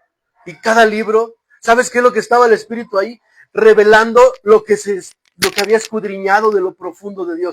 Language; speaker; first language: Spanish; native; Spanish